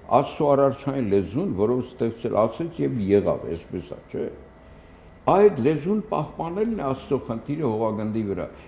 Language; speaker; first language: Armenian; native; Armenian